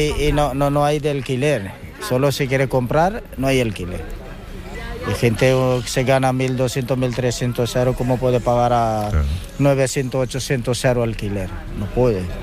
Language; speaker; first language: Spanish; non-native, learner; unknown